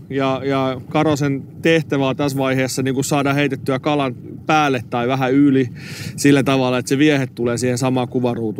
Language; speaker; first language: Finnish; native; Finnish